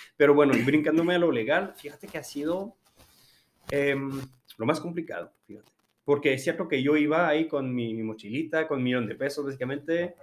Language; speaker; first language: Spanish; non-native, fluent; French